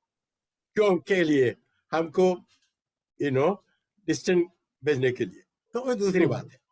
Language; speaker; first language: Hindi; non-native, local second language; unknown